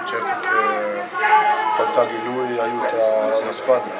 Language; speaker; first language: Italian; non-native, learner; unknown